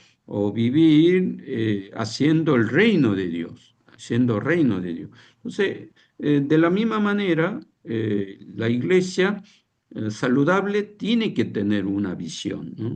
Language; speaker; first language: Spanish; non-native, fluent; Korean